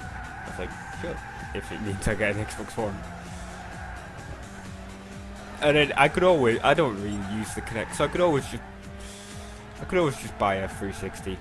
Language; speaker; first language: English; native; English